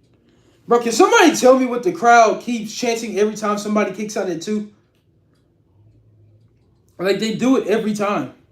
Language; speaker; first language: English; native; English